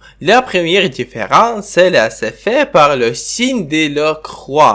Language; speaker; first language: French; non-native, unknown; Ukrainian